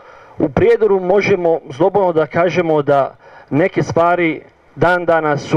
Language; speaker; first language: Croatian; non-native, learner; Italian